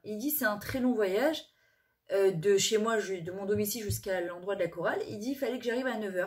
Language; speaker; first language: French; native; French